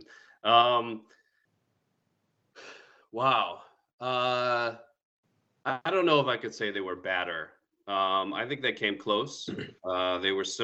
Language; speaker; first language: English; native; English